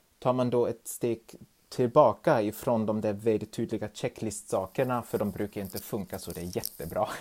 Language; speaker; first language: Swedish; non-native, fluent; German